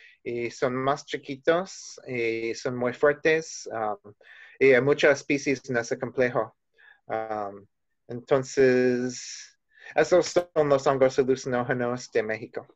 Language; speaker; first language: Spanish; non-native, learner; English